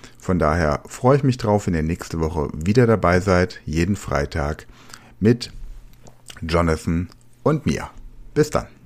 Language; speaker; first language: German; native; German